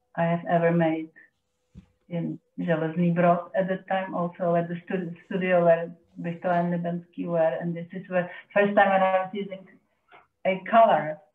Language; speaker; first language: English; non-native, fluent; Czech